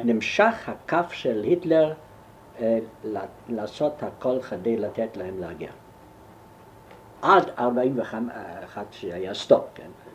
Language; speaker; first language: Hebrew; non-native, fluent; German